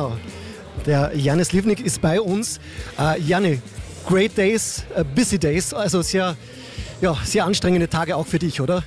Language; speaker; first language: German; native; German